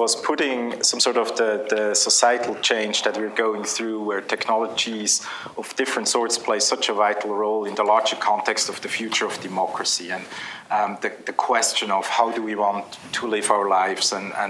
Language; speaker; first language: English; non-native, fluent; German